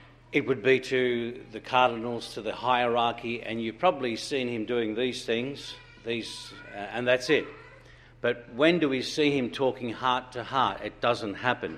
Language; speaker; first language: English; non-native, fluent; Italian